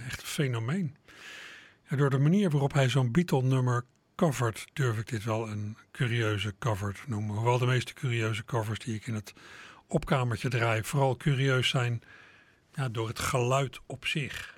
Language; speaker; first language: Dutch; native; Dutch